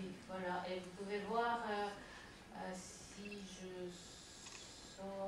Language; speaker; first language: French; non-native, fluent; Japanese